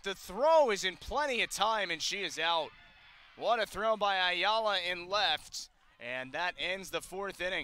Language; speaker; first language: English; native; English